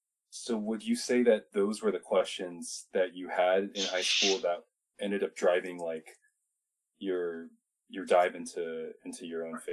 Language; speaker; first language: English; early bilingual, other home language; Chinese